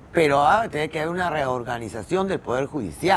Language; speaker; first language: Spanish; native; Spanish